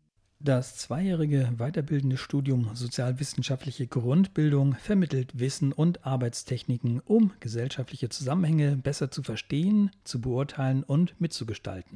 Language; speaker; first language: German; native; German